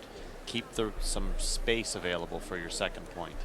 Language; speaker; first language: English; native; English